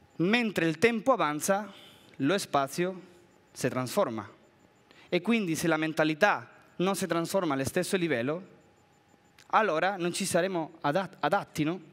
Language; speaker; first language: Italian; non-native, fluent; Spanish